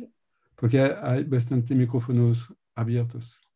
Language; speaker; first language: Spanish; non-native, learner; French